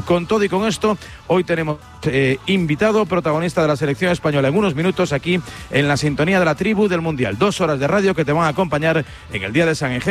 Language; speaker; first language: Spanish; native; Spanish